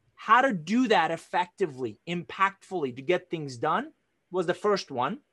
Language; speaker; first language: English; non-native, fluent; Persian